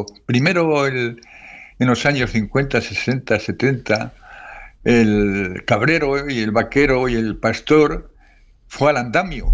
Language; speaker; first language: Spanish; native; Spanish